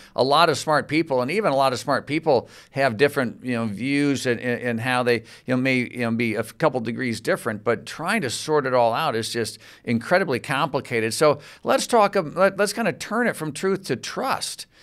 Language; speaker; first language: English; native; English